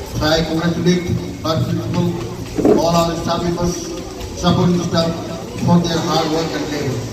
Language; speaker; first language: English; non-native, local second language; Hindi